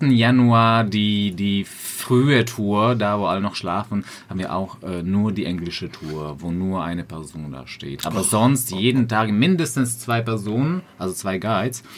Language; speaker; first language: German; non-native, fluent; Slovak